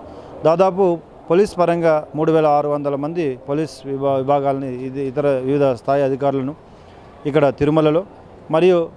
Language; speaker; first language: Telugu; native; Telugu